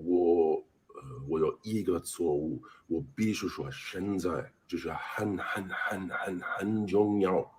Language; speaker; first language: Chinese; non-native, learner; English